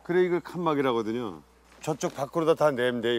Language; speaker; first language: Korean; native; Korean